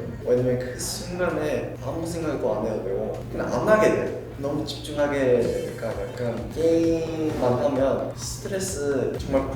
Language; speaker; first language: Korean; non-native, fluent; English